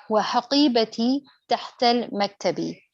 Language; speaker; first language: Arabic; non-native, learner; English